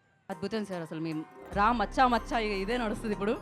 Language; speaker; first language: Telugu; native; Telugu